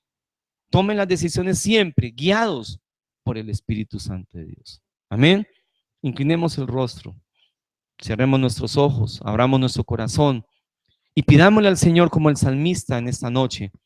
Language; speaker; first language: Spanish; native; Spanish